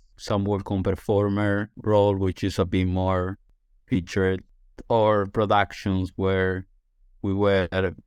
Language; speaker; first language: English; non-native, fluent; Italian